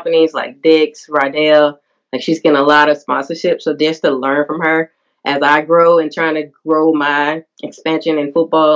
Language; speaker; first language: English; native; English